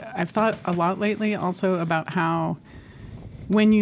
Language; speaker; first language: English; native; English